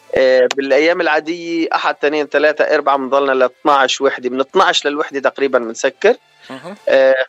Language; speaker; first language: Arabic; native; Arabic